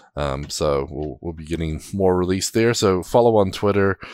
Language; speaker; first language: English; native; English